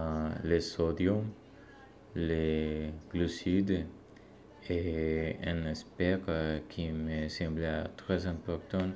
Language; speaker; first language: French; non-native, learner; Spanish